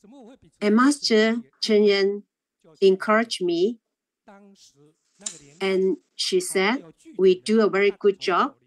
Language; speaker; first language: English; non-native, learner; Chinese